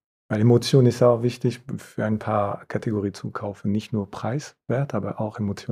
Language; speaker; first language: German; non-native, fluent; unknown